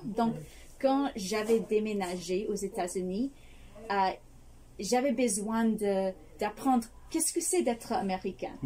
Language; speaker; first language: French; non-native, fluent; English